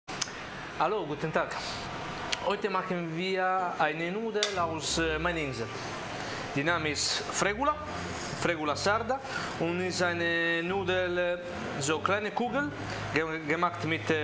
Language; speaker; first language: German; non-native, learner; Italian